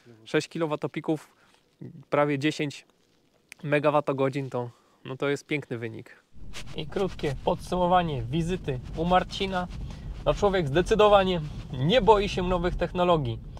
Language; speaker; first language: Polish; native; Polish